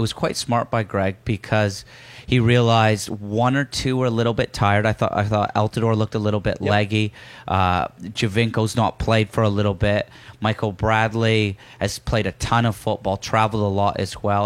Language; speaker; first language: English; native; English